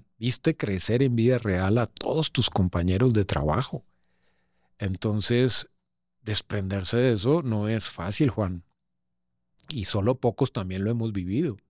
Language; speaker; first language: Spanish; native; Spanish